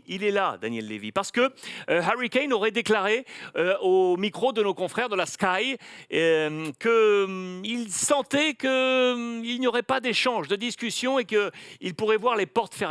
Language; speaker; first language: French; native; French